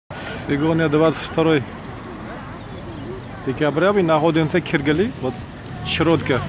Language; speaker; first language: Russian; non-native, local second language; Uzbek